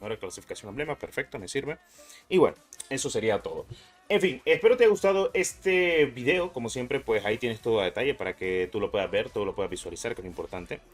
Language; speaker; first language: Spanish; native; Spanish